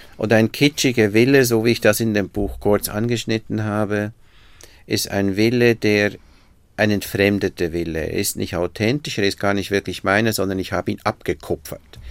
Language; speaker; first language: German; native; German